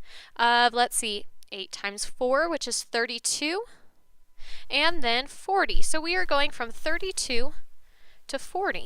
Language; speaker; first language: English; native; English